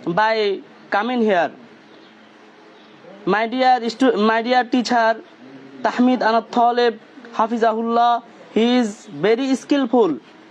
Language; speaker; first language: English; non-native, learner; Bangla